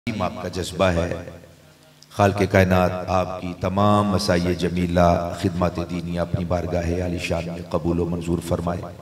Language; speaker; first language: Urdu; non-native, local second language; Punjabi